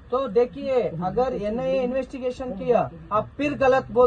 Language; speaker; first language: Hindi; non-native, local second language; Kannada